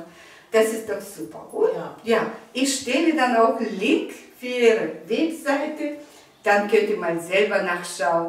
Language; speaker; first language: German; non-native, fluent; Russian